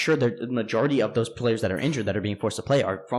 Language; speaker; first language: English; native; English